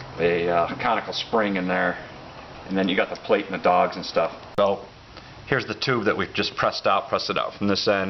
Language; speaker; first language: English; native; English